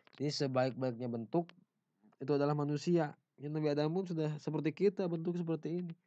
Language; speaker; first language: Indonesian; non-native, local second language; Sundanese